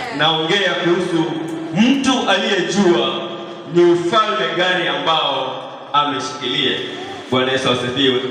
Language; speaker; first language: Swahili; non-native, local second language; Kamba